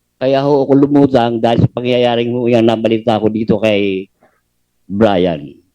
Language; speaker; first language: Filipino; native; Filipino